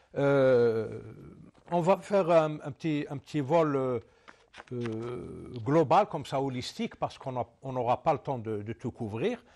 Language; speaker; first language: French; non-native, local second language; Arabic